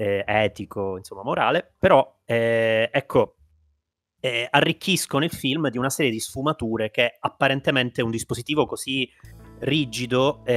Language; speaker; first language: Italian; native; Italian